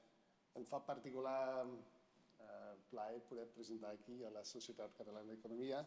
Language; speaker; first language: Catalan; non-native, fluent; Dutch